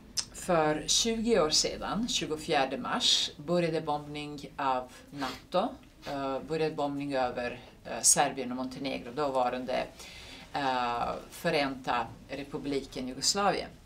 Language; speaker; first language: Swedish; non-native, fluent; Serbian